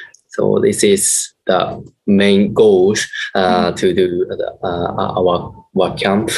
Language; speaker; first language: English; non-native, learner; Japanese